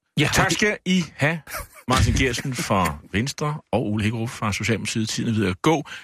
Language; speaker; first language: Danish; native; Danish